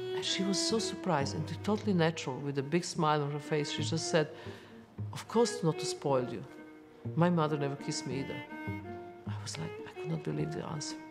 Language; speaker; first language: English; non-native, fluent; Serbian